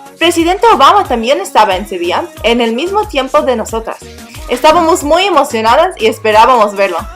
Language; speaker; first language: Spanish; non-native, learner; English